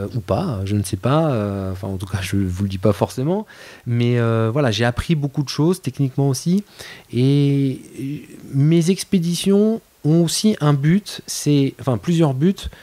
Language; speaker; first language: French; native; French